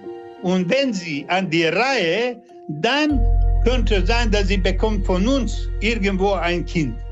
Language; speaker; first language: German; non-native, learner; Croatian